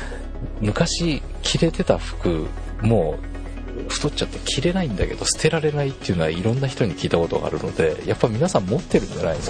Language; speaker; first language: Japanese; native; Japanese